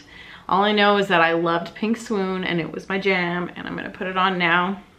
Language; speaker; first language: English; native; English